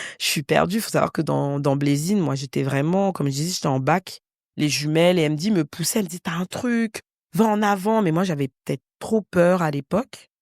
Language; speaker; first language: French; native; French